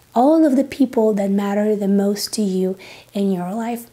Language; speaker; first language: English; non-native, fluent; Russian